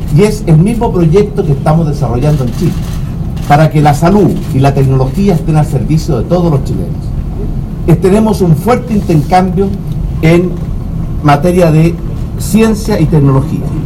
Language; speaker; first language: Spanish; native; Spanish